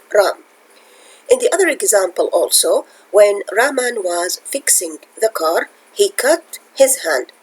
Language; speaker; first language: English; non-native, fluent; Arabic